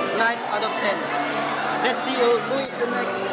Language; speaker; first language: English; non-native, local second language; Malay